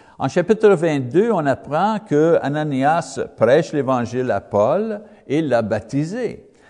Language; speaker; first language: French; non-native, learner; English